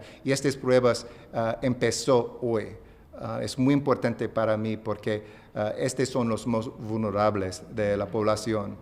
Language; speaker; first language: Spanish; non-native, fluent; English